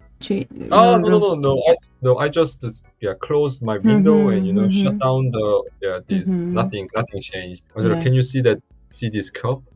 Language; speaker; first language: English; non-native, learner; Korean